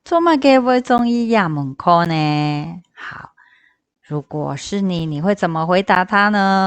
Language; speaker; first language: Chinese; native; Chinese